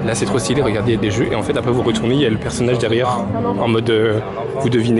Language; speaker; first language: French; native; French